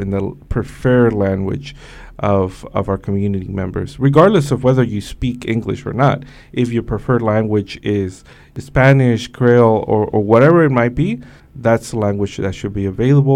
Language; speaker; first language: English; native; English